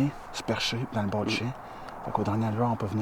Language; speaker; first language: French; native; French